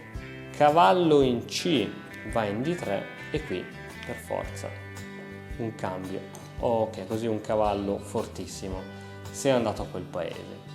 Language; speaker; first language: Italian; native; Italian